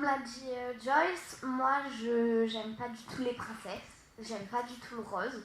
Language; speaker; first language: French; native; French